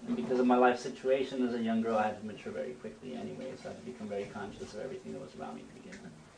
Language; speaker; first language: English; non-native, fluent; Spanish